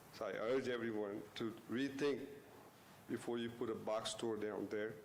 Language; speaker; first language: English; non-native, local second language; Gujarati